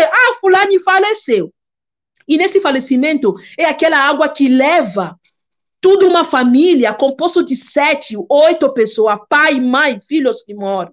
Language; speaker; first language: Portuguese; non-native, fluent; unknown